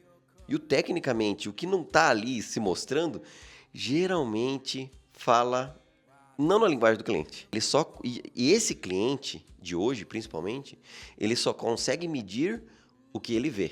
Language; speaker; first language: Portuguese; native; Portuguese